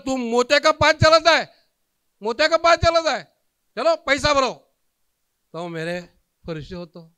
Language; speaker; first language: Hindi; non-native, local second language; Marathi